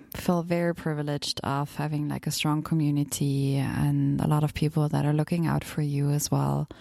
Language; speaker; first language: English; non-native, fluent; German